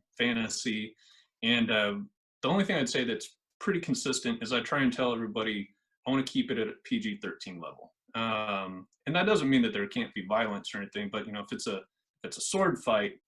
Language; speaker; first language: English; native; English